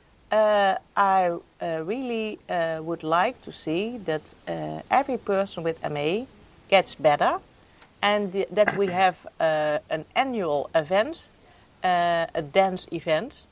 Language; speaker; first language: English; non-native, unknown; Dutch